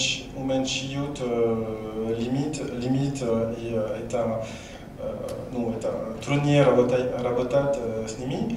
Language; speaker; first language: Russian; non-native, learner; French